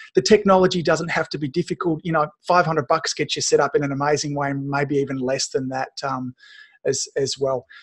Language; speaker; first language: English; native; English